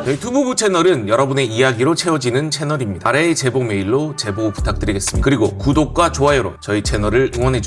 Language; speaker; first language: Korean; native; Korean